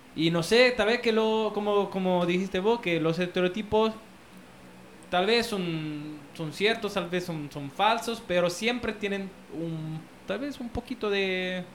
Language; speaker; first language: Spanish; non-native, fluent; Italian